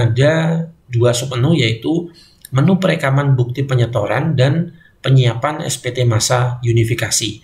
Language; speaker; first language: Indonesian; native; Indonesian